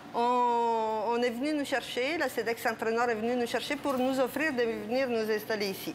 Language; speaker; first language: French; non-native, fluent; Italian